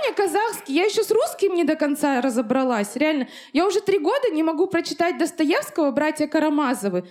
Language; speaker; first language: Russian; native; Russian